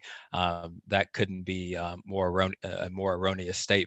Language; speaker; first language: English; native; English